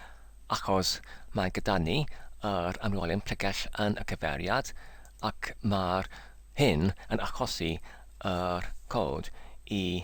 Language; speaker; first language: Welsh; non-native, learner; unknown